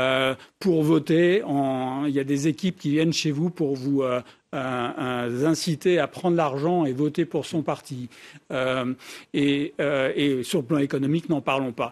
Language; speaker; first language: French; native; French